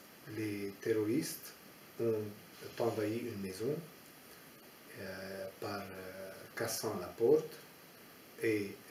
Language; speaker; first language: French; non-native, fluent; Aramaic